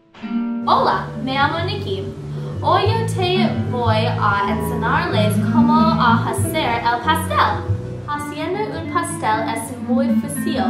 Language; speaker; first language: Spanish; non-native, learner; English